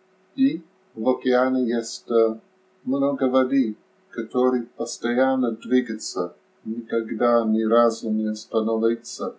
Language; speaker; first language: Russian; non-native, fluent; English